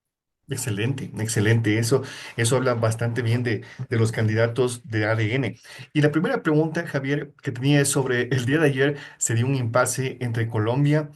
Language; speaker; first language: Spanish; native; Spanish